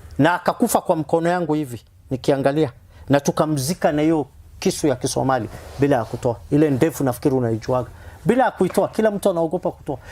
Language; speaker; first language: Swahili; non-native, fluent; Somali